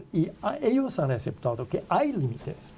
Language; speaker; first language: Spanish; non-native, fluent; English